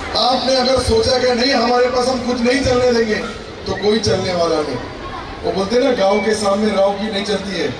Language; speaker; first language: Hindi; non-native, local second language; Urdu